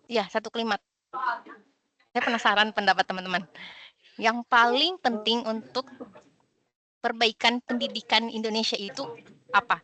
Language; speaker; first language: Indonesian; native; Indonesian